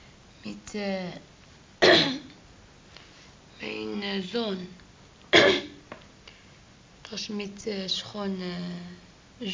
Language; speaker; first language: Dutch; non-native, learner; Arabic